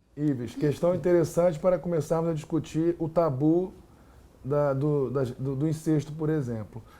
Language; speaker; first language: Portuguese; native; Portuguese